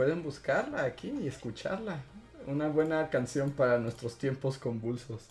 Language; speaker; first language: Spanish; native; Spanish